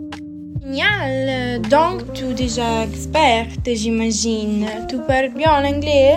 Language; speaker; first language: French; non-native, learner; Italian